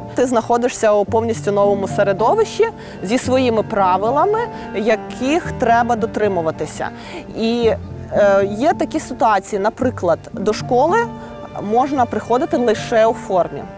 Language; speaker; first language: Ukrainian; native; Ukrainian